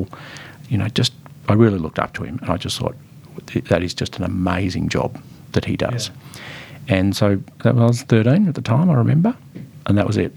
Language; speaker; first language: English; native; English